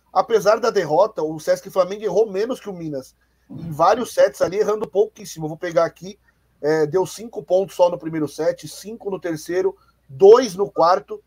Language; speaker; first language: Portuguese; native; Portuguese